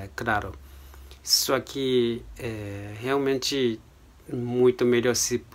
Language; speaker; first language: Portuguese; non-native, fluent; Japanese